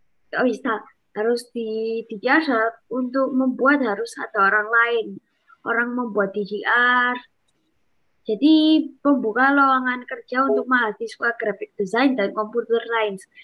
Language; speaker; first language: Indonesian; non-native, local second language; English